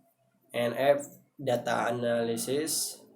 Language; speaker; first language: English; non-native, learner; Indonesian